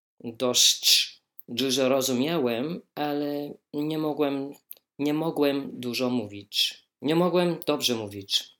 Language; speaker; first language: Polish; non-native, learner; English